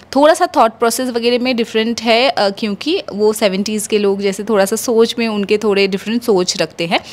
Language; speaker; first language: Hindi; non-native, local second language; Bangla